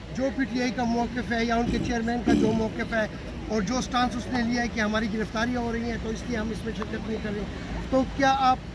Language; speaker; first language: Urdu; non-native, local second language; Pashto